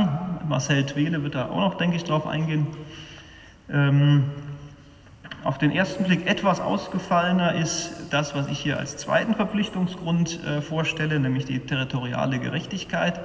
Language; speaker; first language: German; native; German